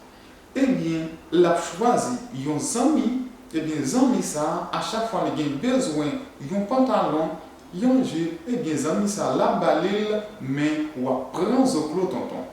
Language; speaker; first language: French; non-native, learner; Haitian Creole